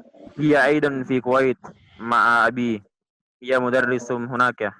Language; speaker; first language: Arabic; non-native, learner; Indonesian